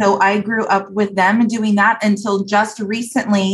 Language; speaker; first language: English; native; English